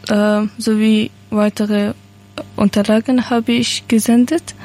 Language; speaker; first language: German; non-native, learner; Persian